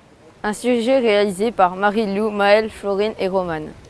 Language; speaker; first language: French; native; French